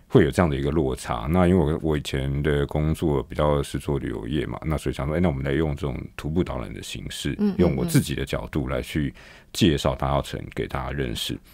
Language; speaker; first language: Chinese; native; Chinese